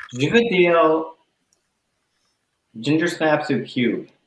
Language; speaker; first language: French; non-native, learner; English